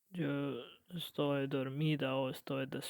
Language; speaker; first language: Spanish; non-native, learner; English